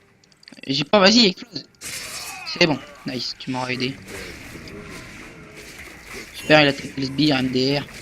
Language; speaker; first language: French; native; French